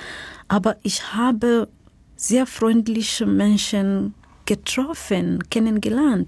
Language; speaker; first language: German; non-native, fluent; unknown